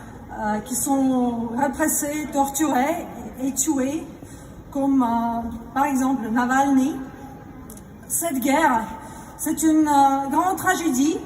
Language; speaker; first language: French; non-native, fluent; Russian